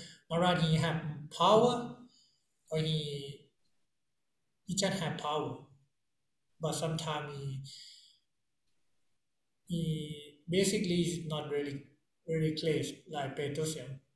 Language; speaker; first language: English; non-native, learner; Thai